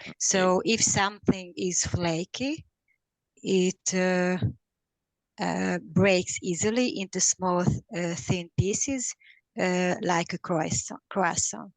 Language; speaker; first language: English; non-native, learner; Hungarian